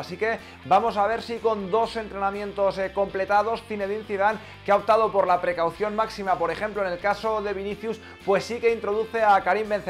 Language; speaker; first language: Spanish; native; Spanish